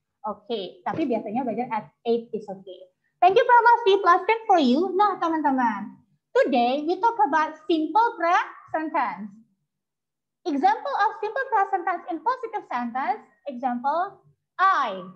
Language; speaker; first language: English; non-native, fluent; Indonesian